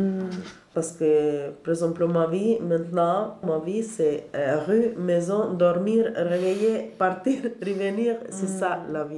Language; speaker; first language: French; non-native, learner; Albanian